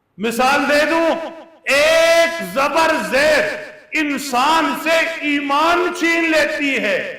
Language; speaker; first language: Urdu; non-native, local second language; Punjabi